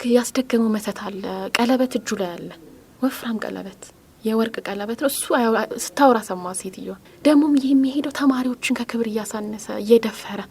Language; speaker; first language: Amharic; native; Amharic